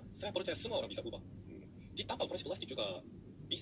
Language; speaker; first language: Indonesian; non-native, learner; Korean